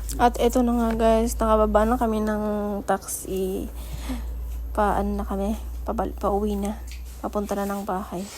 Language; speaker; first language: Filipino; native; Filipino